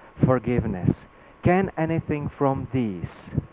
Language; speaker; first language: English; non-native, fluent; Czech